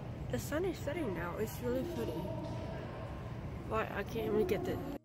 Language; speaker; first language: English; early bilingual, other home language; Thai